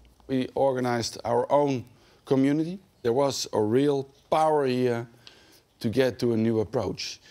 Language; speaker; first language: English; non-native, fluent; Dutch